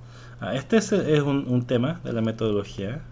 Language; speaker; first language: Spanish; non-native, fluent; Korean